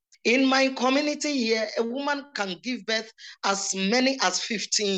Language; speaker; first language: English; non-native, local second language; Akan